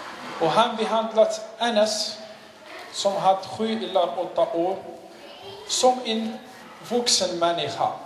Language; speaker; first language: Swedish; non-native, learner; Arabic